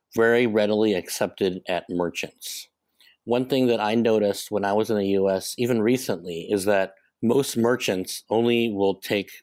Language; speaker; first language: English; non-native, local second language; Cantonese